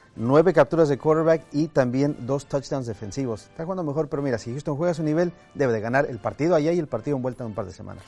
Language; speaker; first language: Spanish; native; Spanish